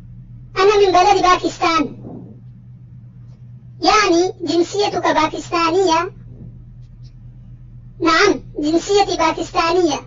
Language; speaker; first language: Arabic; non-native, fluent; Urdu